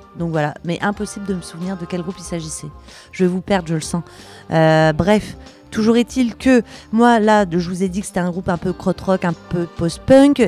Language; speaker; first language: French; native; French